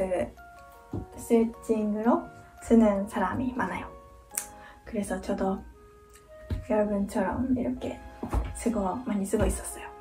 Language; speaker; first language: Korean; non-native, fluent; Japanese